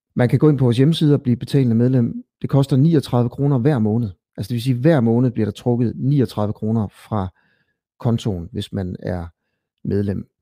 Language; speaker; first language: Danish; native; Danish